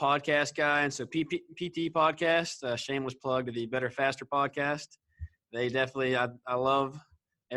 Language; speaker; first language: English; native; English